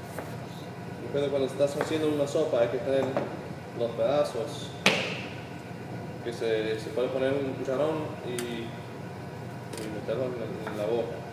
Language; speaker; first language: Spanish; early bilingual, heritage; Spanish